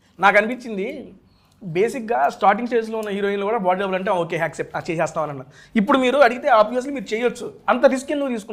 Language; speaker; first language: Telugu; native; Telugu